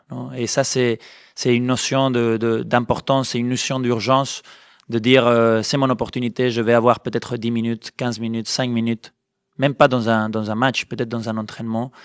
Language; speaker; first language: French; non-native, fluent; Spanish